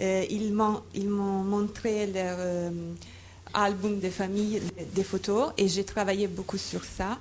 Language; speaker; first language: French; non-native, fluent; Italian